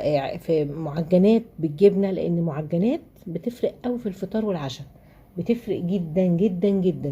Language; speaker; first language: Arabic; native; Arabic